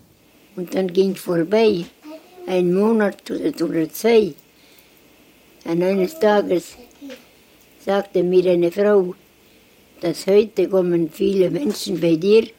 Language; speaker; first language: German; non-native, learner; Estonian